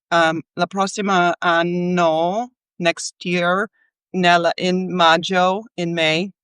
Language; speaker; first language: Italian; non-native, learner; English